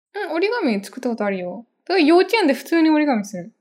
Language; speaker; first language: Japanese; native; Japanese